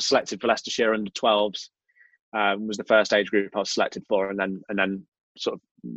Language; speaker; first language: English; native; English